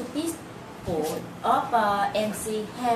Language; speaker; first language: English; non-native, learner; Vietnamese